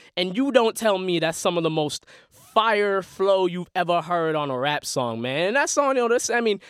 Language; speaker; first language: English; native; English